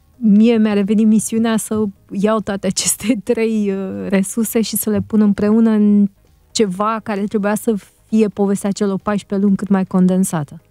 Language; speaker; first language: Romanian; native; Romanian